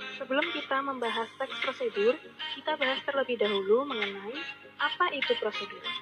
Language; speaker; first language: Indonesian; native; Indonesian